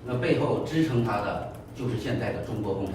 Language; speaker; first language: Chinese; native; Chinese